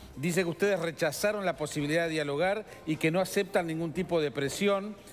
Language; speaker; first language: Spanish; native; Spanish